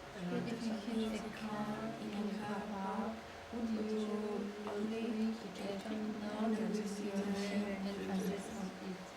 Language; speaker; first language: English; non-native, learner; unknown